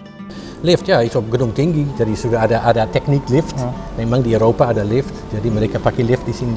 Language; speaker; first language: Indonesian; non-native, fluent; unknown